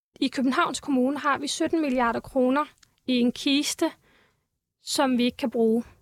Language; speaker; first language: Danish; early bilingual, other home language; Turkish